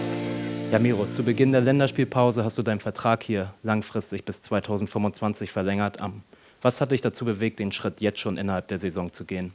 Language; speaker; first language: German; native; German